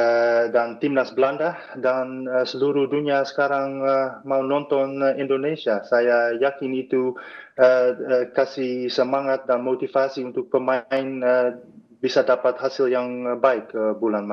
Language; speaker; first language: Indonesian; non-native, fluent; Dutch